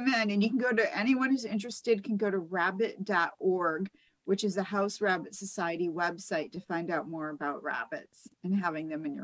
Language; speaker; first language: English; native; English